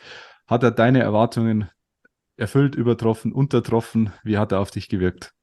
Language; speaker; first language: German; native; German